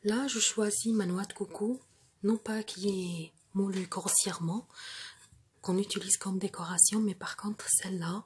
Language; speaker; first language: French; non-native, local second language; Arabic